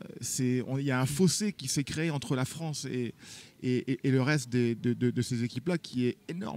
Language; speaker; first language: French; native; French